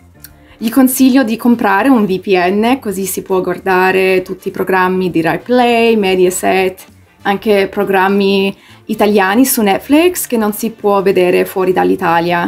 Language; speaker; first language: Italian; early bilingual, heritage; English